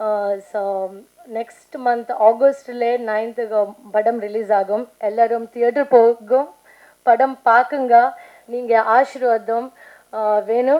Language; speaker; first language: Tamil; non-native, learner; Kannada